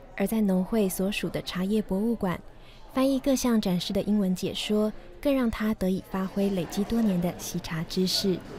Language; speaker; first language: Chinese; native; Chinese